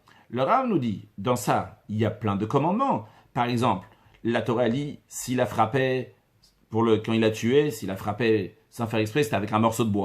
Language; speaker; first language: French; native; French